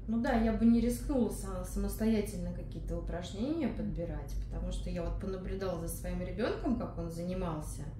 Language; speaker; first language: Russian; native; Russian